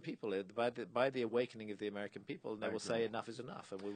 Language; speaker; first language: English; native; English